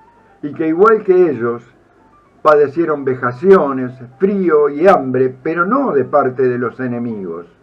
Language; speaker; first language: Spanish; native; Spanish